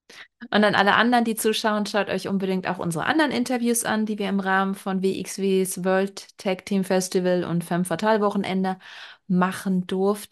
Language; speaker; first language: German; native; German